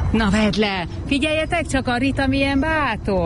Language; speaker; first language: Hungarian; native; Hungarian